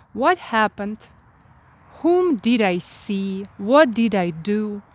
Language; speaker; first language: English; non-native, fluent; Ukrainian